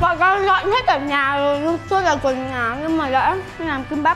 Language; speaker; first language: Vietnamese; native; Vietnamese